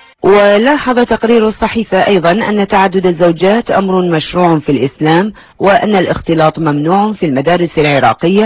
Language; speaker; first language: Arabic; native; Arabic